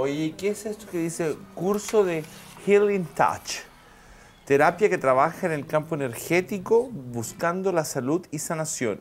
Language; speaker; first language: Spanish; native; Spanish